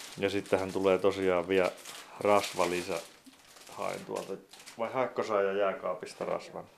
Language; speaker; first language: Finnish; native; Finnish